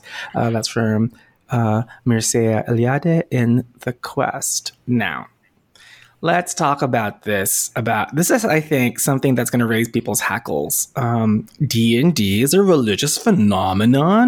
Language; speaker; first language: English; non-native, local second language; Filipino